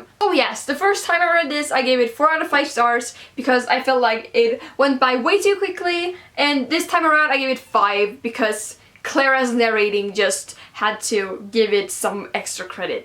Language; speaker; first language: English; non-native, fluent; Swedish